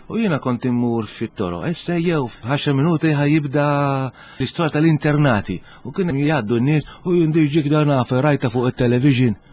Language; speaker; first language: Maltese; early bilingual, heritage; Italian